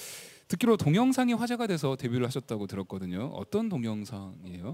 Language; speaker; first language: Korean; native; Korean